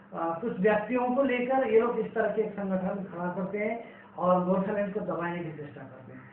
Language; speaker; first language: Hindi; non-native, local second language; Nepali